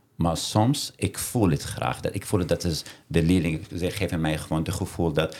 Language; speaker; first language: Dutch; non-native, learner; Arabic